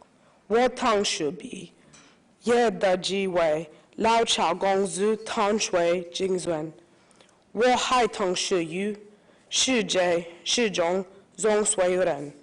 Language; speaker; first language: Chinese; non-native, learner; English